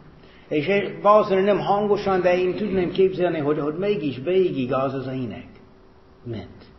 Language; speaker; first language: Hungarian; non-native, fluent; English